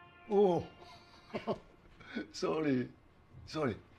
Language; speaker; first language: English; non-native, fluent; Japanese